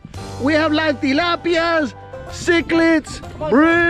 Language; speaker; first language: English; native; English